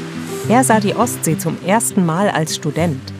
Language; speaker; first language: German; native; German